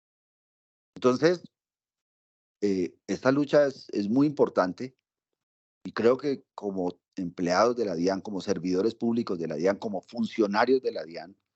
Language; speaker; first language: Spanish; native; Spanish